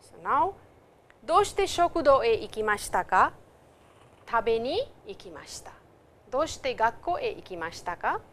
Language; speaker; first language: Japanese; non-native, fluent; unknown